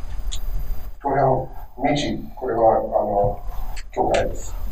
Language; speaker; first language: Japanese; non-native, learner; English